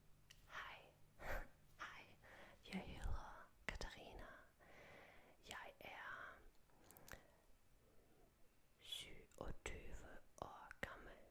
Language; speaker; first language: Danish; non-native, learner; German